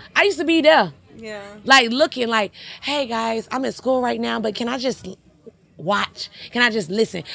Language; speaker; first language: English; native; English